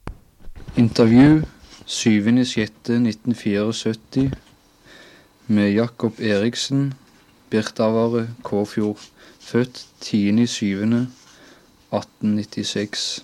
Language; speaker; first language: Norwegian; native; Norwegian